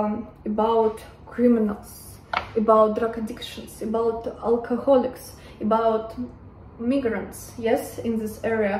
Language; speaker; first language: English; non-native, learner; Russian